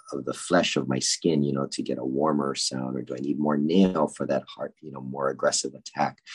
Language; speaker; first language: English; native; English